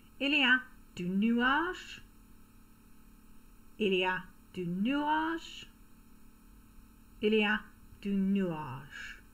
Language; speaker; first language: French; non-native, fluent; English